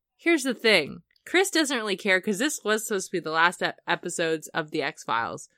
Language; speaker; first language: English; native; English